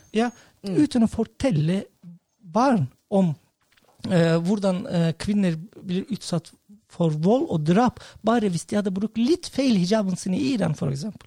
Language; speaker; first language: Norwegian; non-native, fluent; Turkish